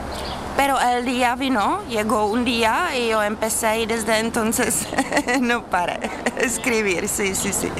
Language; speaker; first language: Spanish; non-native, fluent; Czech